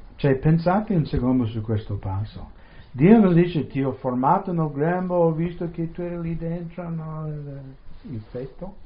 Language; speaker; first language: Italian; non-native, fluent; English